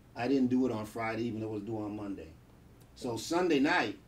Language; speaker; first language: English; native; English